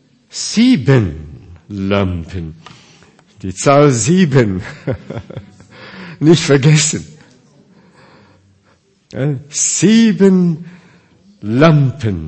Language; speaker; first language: German; non-native, fluent; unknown